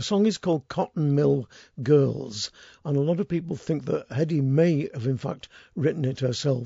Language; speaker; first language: English; native; English